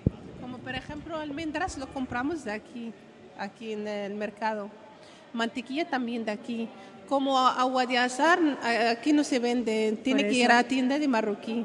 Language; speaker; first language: Spanish; non-native, learner; Arabic